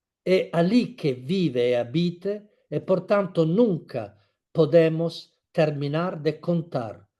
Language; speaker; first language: Portuguese; non-native, learner; Italian